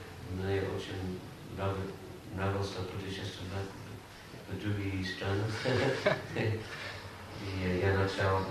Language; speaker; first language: Russian; non-native, fluent; English